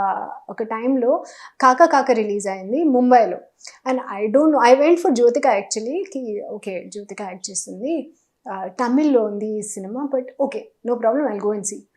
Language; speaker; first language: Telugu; non-native, learner; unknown